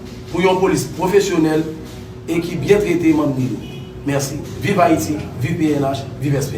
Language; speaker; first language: Haitian Creole; native; Haitian Creole